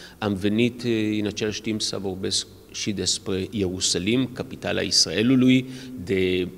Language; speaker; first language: Romanian; early bilingual, heritage; Romanian